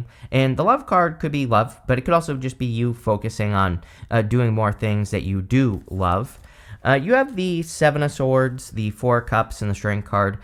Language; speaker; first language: English; native; English